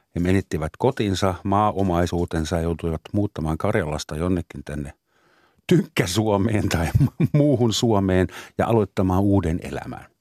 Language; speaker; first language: Finnish; non-native, fluent; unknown